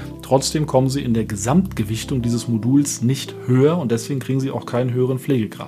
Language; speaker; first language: German; native; German